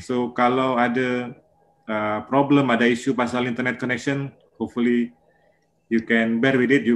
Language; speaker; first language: English; non-native, local second language; Malay